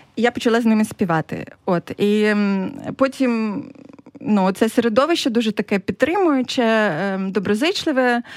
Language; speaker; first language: Ukrainian; native; Ukrainian